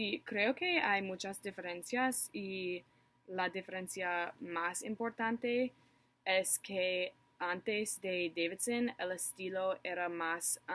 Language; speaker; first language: Spanish; non-native, learner; English